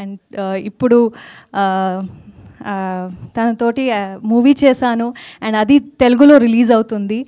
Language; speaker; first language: Telugu; non-native, fluent; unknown